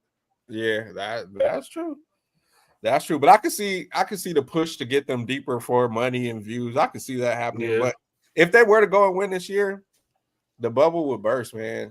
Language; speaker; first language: English; native; English